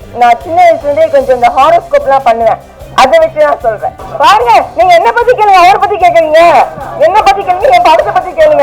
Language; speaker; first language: Tamil; non-native, learner; English